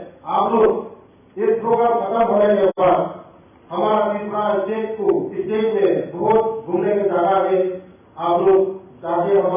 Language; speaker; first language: Hindi; non-native, local second language; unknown